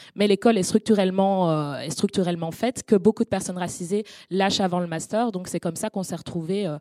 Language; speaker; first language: French; native; French